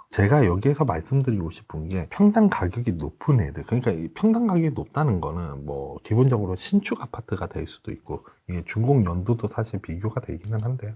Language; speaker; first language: Korean; native; Korean